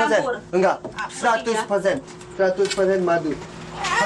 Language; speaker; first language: Indonesian; non-native, learner; Korean